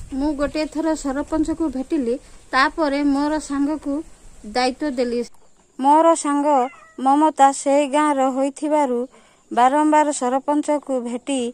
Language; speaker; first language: Odia; native; Odia